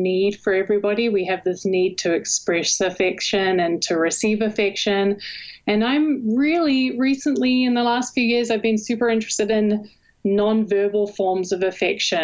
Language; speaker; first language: English; native; English